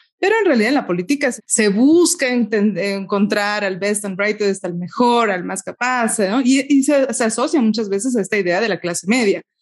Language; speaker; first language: Spanish; native; Spanish